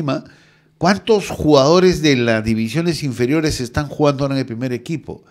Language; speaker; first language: Spanish; native; Spanish